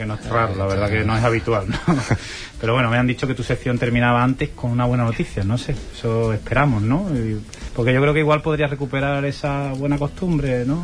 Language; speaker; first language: Spanish; native; Spanish